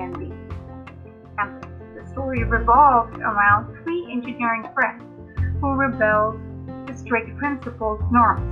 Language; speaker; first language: English; non-native, local second language; Hindi